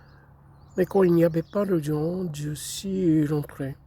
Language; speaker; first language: French; non-native, fluent; Japanese